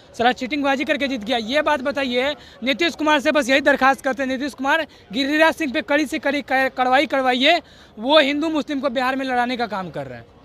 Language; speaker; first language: Hindi; native; Hindi